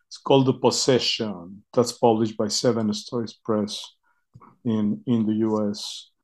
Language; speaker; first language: English; non-native, fluent; Spanish